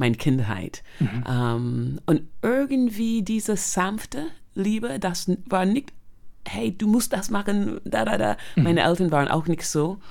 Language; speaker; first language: German; non-native, fluent; English